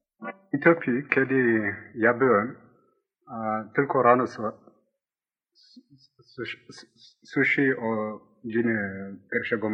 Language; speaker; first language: Polish; non-native, learner; Amharic